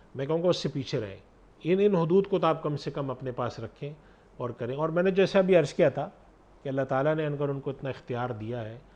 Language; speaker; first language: Urdu; native; Urdu